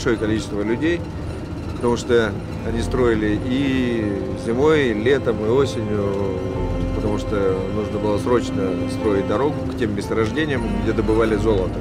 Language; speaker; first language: Russian; native; Russian